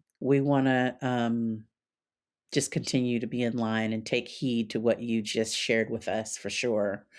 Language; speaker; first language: English; native; English